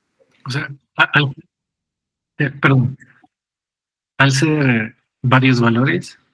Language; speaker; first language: Spanish; native; Spanish